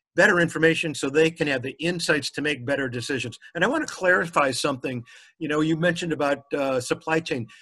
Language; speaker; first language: English; native; English